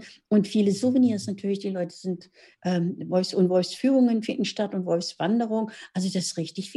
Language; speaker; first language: German; native; German